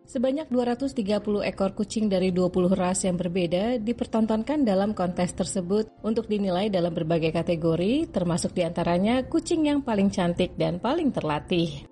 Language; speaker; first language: Indonesian; native; Indonesian